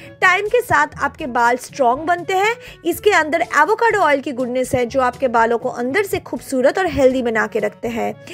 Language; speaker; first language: Hindi; non-native, local second language; Bangla